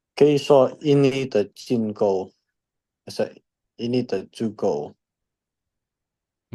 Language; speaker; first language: Chinese; non-native, learner; Indonesian